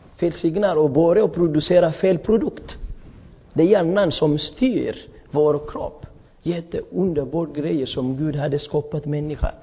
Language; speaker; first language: Swedish; non-native, fluent; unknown